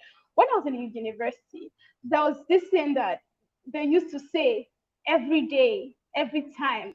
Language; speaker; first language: English; non-native, local second language; Yoruba